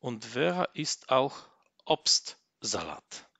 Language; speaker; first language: German; non-native, fluent; Polish